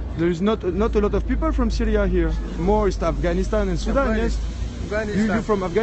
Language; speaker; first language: English; non-native, learner; French